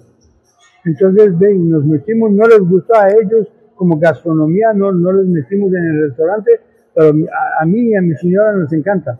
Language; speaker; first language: Spanish; non-native, fluent; Persian